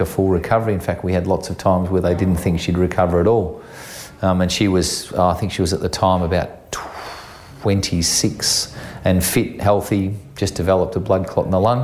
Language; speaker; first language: English; native; English